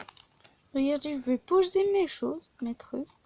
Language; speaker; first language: French; non-native, learner; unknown